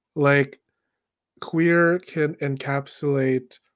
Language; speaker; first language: English; early bilingual, other home language; Filipino